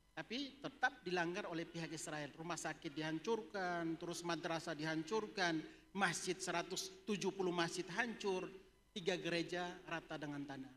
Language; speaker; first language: Indonesian; native; Indonesian